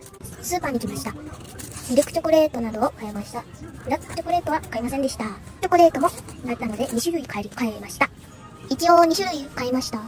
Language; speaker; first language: Japanese; early bilingual, other home language; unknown